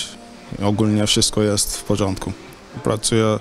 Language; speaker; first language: Polish; non-native, fluent; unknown